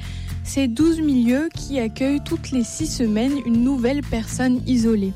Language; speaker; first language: French; native; French